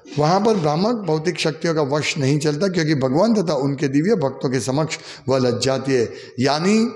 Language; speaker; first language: Hindi; non-native, local second language; Gujarati